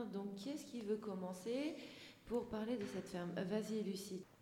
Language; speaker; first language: French; native; French